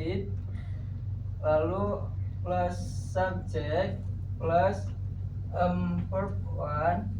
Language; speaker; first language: English; non-native, learner; Indonesian